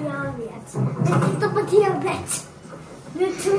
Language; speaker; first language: Swedish; early bilingual, other home language; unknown